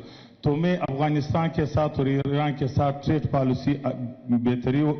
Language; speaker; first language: Hindi; non-native, local second language; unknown